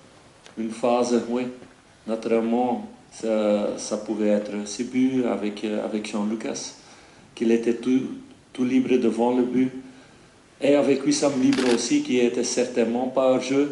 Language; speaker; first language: French; non-native, fluent; Dutch